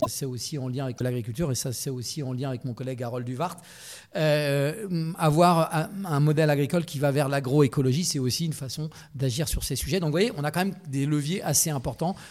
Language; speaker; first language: French; native; French